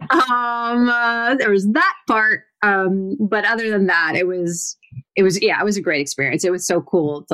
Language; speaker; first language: English; native; English